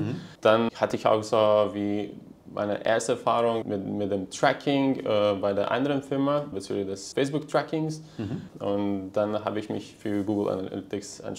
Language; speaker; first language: German; non-native, fluent; Lithuanian